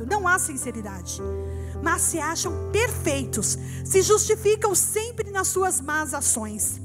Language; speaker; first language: Portuguese; native; Portuguese